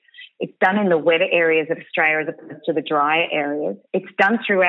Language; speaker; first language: English; native; English